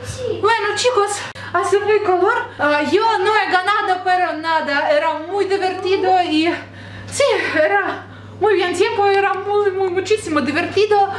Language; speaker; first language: Spanish; non-native, learner; Russian